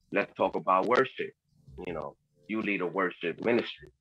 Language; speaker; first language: English; early bilingual, other home language; Spanish